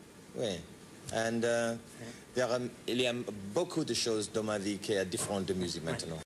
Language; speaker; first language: French; non-native, learner; English